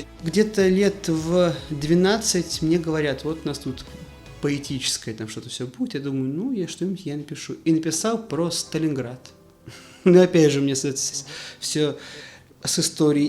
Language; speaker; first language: Russian; native; Russian